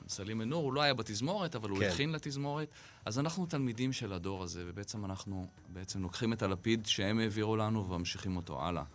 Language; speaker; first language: Hebrew; native; Hebrew